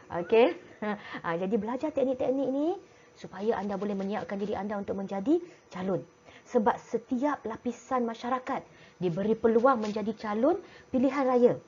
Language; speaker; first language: Malay; native; Malay